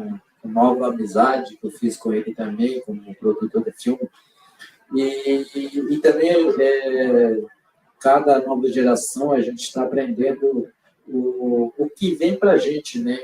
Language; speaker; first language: Portuguese; non-native, local second language; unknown